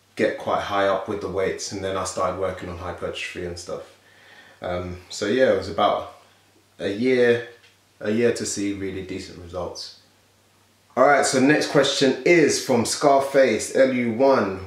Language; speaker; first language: English; native; English